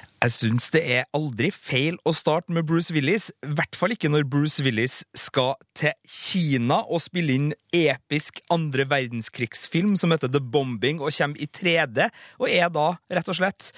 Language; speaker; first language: Norwegian; native; Norwegian